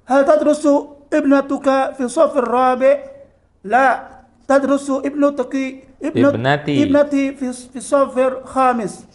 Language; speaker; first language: Arabic; non-native, learner; Indonesian